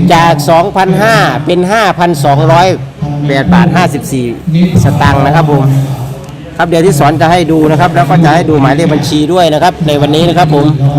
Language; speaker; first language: Thai; native; Thai